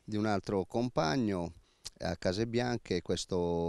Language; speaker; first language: Italian; native; Italian